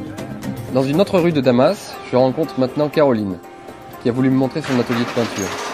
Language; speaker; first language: French; native; French